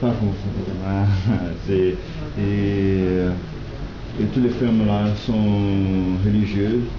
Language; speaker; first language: French; non-native, learner; Portuguese